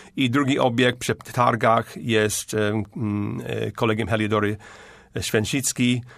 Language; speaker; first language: Polish; non-native, fluent; English